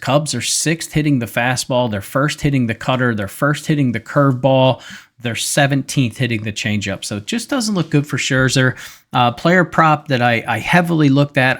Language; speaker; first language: English; native; English